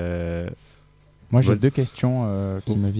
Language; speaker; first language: French; native; French